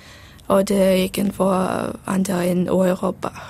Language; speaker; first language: German; non-native, learner; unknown